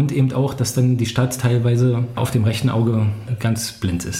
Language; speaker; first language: German; native; German